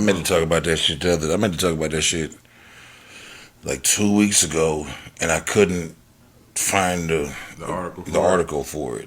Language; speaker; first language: English; native; English